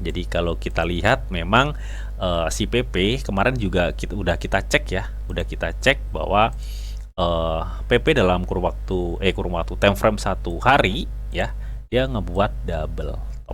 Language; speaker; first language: Indonesian; native; Indonesian